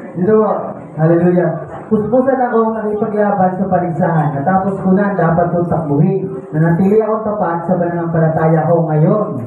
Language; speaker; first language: Filipino; native; Filipino